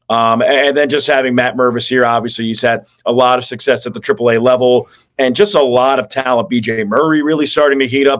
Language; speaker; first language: English; native; English